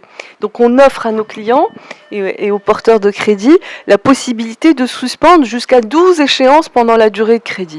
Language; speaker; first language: French; non-native, local second language; Arabic